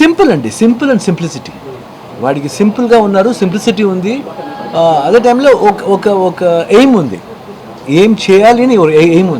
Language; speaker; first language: Telugu; non-native, learner; Kannada